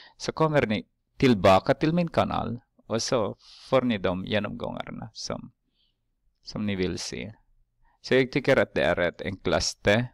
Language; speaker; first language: Swedish; non-native, fluent; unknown